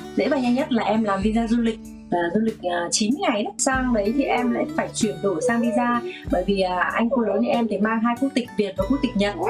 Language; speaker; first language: Vietnamese; native; Vietnamese